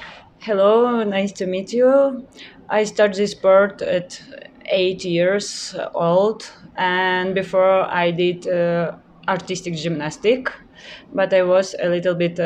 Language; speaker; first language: English; non-native, learner; Ukrainian